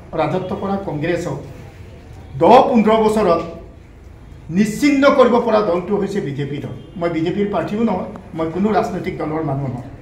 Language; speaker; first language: Assamese; non-native, local second language; Mising